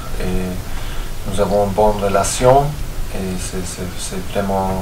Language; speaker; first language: French; non-native, fluent; German